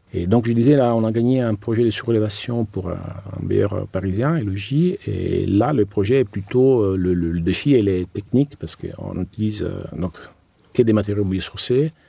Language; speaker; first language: French; non-native, fluent; Italian